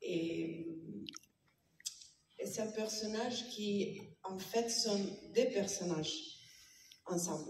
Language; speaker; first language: French; non-native, learner; Italian